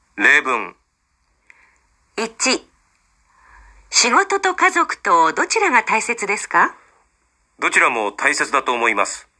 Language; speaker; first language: Japanese; non-native, learner; Indonesian